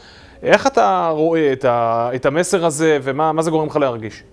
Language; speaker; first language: Hebrew; native; Hebrew